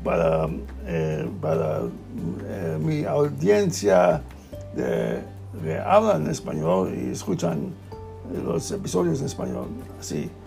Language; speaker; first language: Spanish; non-native, learner; English